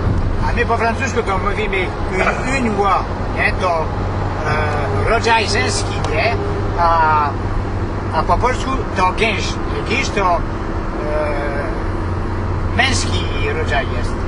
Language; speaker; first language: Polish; early bilingual, heritage; French